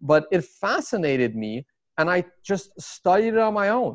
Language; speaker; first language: English; early bilingual, other home language; Russian